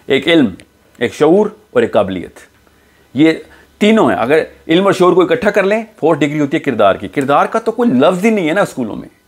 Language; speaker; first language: Urdu; native; Urdu